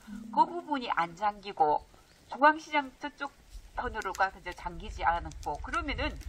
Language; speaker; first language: Korean; native; Korean